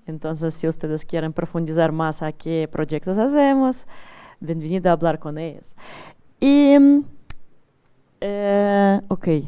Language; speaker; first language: Spanish; non-native, learner; Russian